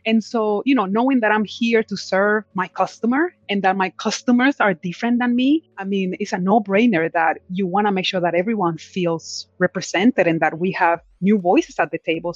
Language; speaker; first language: English; non-native, fluent; Spanish